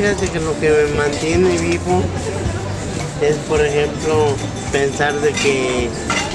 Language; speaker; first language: Spanish; native; Spanish